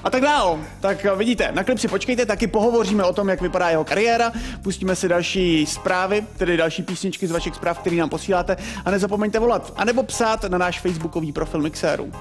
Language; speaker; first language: Czech; native; Czech